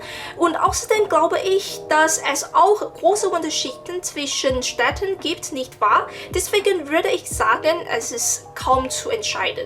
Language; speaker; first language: German; non-native, learner; Chinese